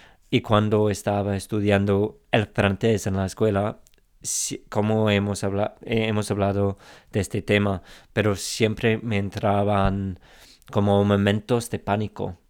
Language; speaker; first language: Spanish; non-native, fluent; English